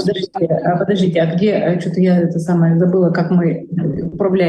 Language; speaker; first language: Russian; native; Russian